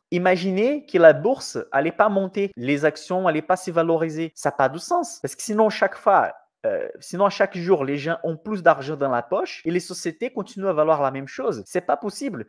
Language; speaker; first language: French; non-native, fluent; Portuguese